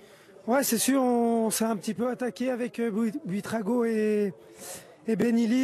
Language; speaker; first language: French; native; French